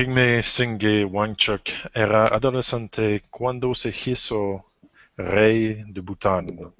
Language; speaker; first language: Spanish; non-native, learner; French